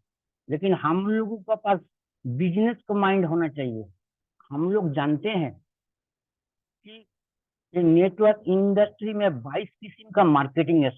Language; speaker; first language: Hindi; non-native, local second language; Bangla